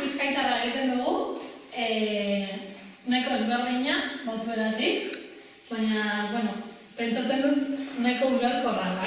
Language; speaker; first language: Basque; non-native, local second language; Spanish